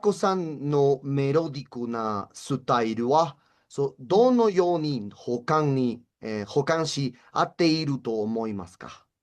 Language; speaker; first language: Japanese; non-native, learner; Spanish